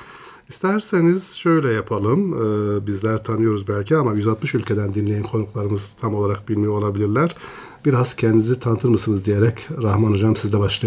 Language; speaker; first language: Turkish; native; Turkish